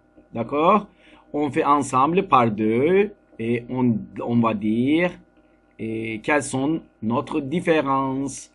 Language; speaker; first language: French; non-native, fluent; Turkish